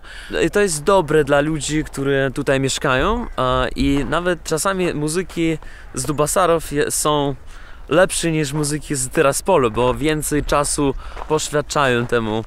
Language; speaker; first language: Polish; non-native, learner; Russian